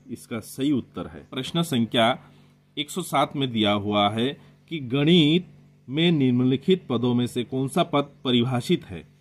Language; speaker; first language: Hindi; non-native, local second language; Marathi